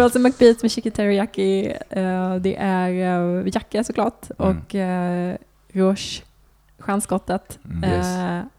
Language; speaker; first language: Swedish; native; Swedish